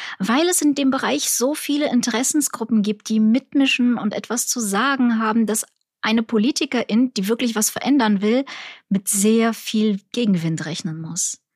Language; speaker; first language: German; early bilingual, other home language; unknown